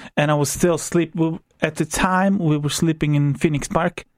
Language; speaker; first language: English; non-native, fluent; Croatian